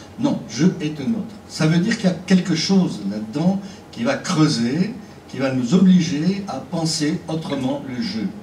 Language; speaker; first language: French; native; French